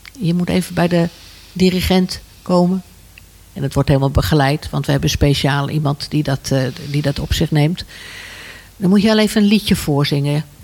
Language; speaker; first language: Dutch; native; Dutch